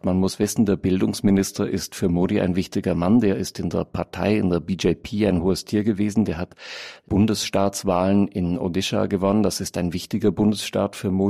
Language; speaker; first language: German; native; German